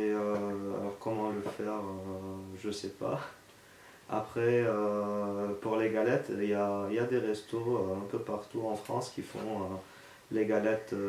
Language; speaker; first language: French; non-native, local second language; Arabic